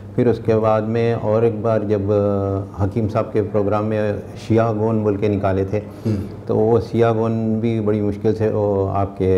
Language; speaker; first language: Hindi; non-native, local second language; Urdu